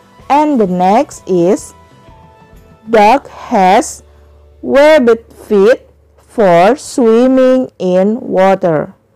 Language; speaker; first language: English; non-native, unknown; Indonesian